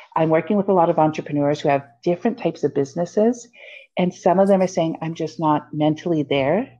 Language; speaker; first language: English; native; English